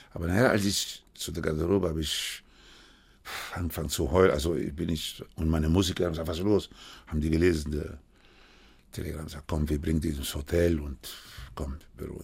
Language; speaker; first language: German; non-native, fluent; Spanish